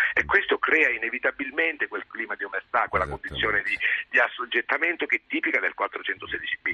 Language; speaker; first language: Italian; native; Italian